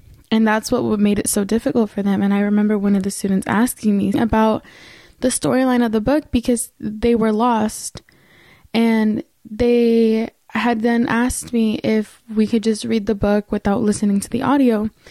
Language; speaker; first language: English; early bilingual, other home language; Spanish